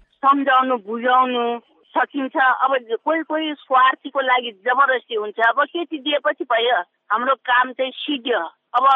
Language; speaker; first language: Nepali; non-native, local second language; Newari